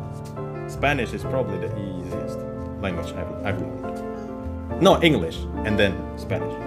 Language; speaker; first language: English; non-native, fluent; Indonesian